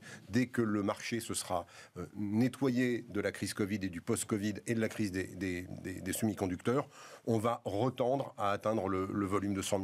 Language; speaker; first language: French; native; French